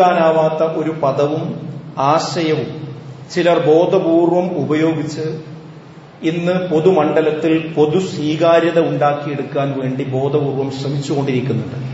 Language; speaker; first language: Malayalam; native; Malayalam